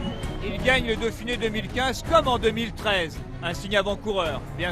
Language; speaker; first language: French; native; French